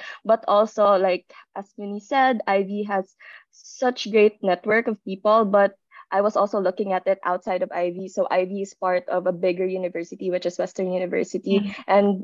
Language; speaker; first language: English; non-native, local second language; Filipino